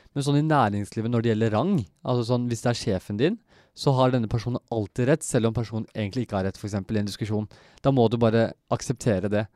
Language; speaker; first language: Norwegian; early bilingual, other home language; Turkish